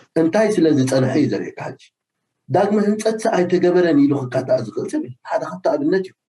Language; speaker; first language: Tigrinya; native; Tigrinya